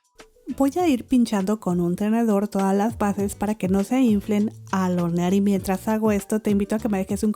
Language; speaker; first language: Spanish; native; Spanish